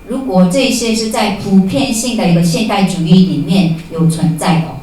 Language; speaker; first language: Chinese; native; Chinese